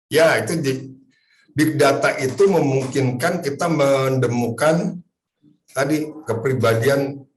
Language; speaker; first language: Indonesian; native; Indonesian